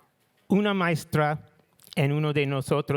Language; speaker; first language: Spanish; non-native, learner; English